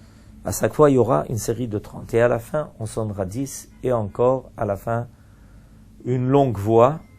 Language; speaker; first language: French; native; French